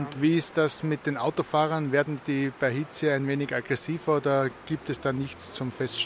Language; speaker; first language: German; native; German